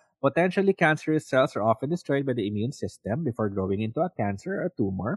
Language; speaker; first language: English; non-native, local second language; Filipino